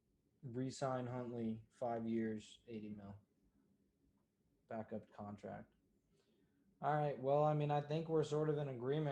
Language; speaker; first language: English; native; English